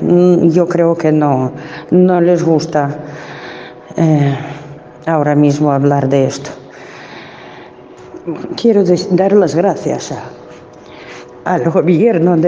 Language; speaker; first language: Spanish; non-native, fluent; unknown